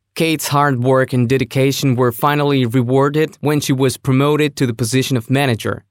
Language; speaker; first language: English; non-native, fluent; Russian